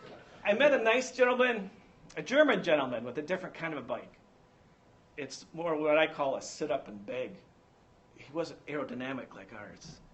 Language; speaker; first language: English; native; English